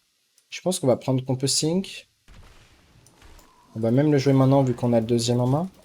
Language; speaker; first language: French; native; French